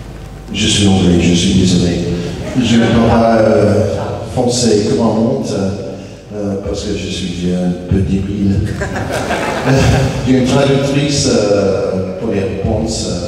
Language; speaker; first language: French; non-native, learner; English